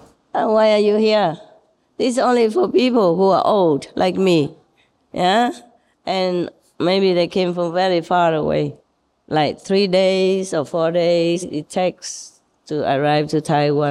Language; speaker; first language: English; non-native, fluent; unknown